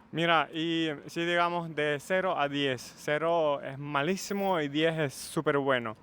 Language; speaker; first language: Spanish; non-native, fluent; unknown